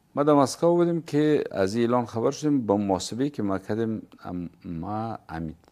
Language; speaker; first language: Persian; native; Persian